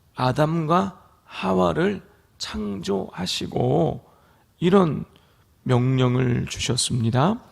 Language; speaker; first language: Korean; native; Korean